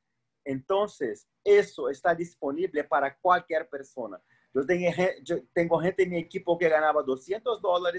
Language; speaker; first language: Spanish; non-native, fluent; Portuguese